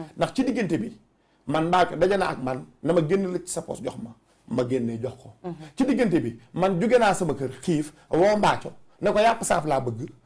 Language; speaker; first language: Wolof; native; Wolof